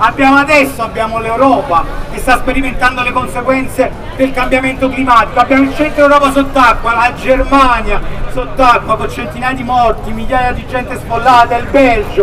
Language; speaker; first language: Italian; native; Italian